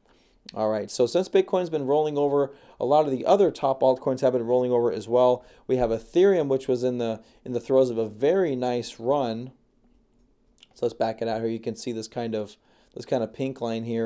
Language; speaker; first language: English; native; English